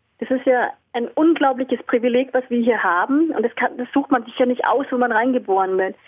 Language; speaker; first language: German; early bilingual, other home language; Vietnamese